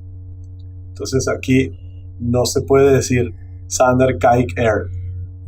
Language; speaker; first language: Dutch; non-native, learner; Spanish